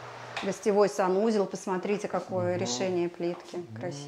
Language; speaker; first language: Russian; native; Russian